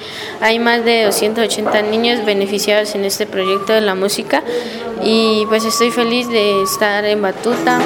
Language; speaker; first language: Spanish; native; Spanish